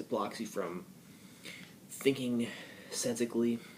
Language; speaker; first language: English; native; English